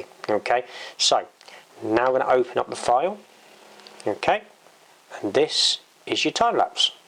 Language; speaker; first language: English; native; English